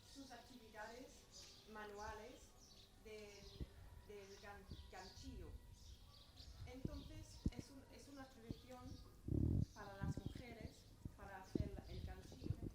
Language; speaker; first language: Spanish; non-native, fluent; English